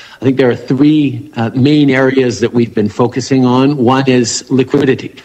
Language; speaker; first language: English; early bilingual, other home language; French